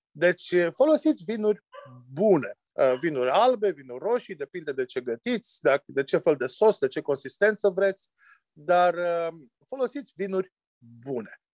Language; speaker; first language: Romanian; native; Romanian